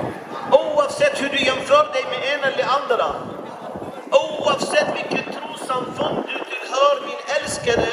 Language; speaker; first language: Swedish; non-native, fluent; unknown